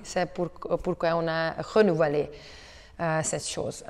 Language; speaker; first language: French; non-native, learner; Hungarian